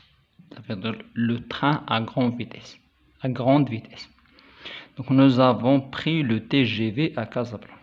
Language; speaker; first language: French; non-native, local second language; Arabic